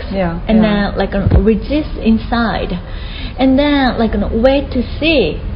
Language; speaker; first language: English; non-native, fluent; Japanese